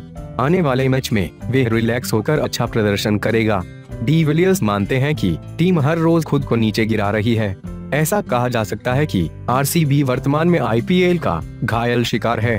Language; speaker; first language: Hindi; native; Hindi